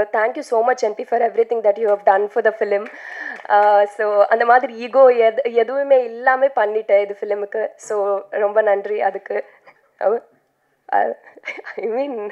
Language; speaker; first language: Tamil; non-native, learner; Telugu